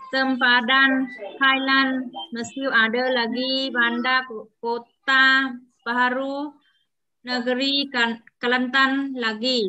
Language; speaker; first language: Indonesian; non-native, learner; Vietnamese